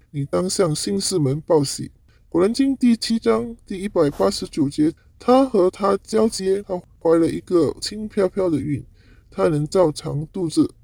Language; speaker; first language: Chinese; non-native, local second language; Cantonese